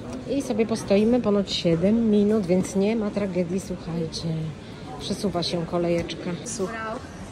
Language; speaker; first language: Polish; native; Polish